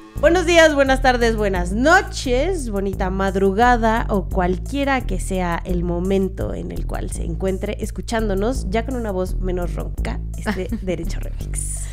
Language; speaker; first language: Spanish; native; Spanish